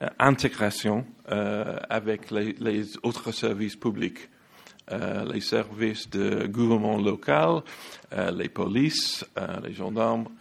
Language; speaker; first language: French; non-native, learner; English